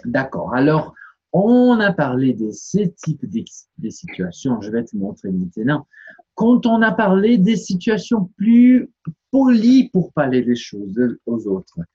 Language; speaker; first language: French; non-native, fluent; Portuguese